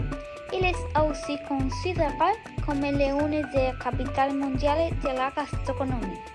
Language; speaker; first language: French; non-native, learner; Spanish